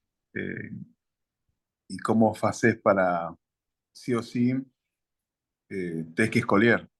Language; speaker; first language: Portuguese; non-native, learner; Spanish